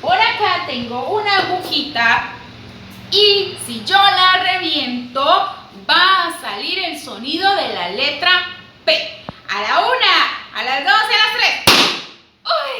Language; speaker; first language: Spanish; native; Spanish